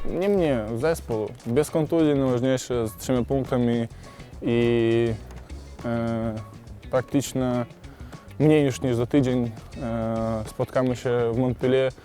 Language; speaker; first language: Polish; non-native, fluent; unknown